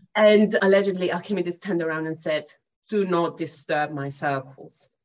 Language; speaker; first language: English; non-native, fluent; Greek